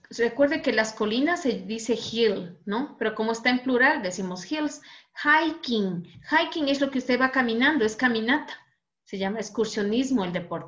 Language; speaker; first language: Spanish; native; Spanish